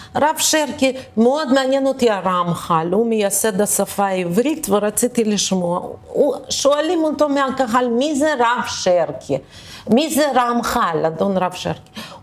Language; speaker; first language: Hebrew; early bilingual, other home language; Russian